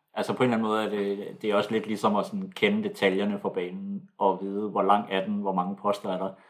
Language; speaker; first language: Danish; native; Danish